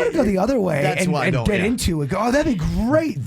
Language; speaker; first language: English; native; English